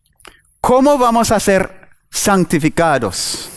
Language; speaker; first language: Spanish; non-native, fluent; English